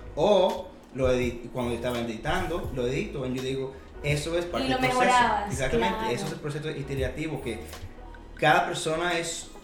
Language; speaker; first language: Spanish; early bilingual, heritage; Spanish